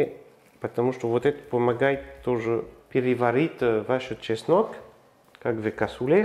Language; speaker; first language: Russian; non-native, learner; French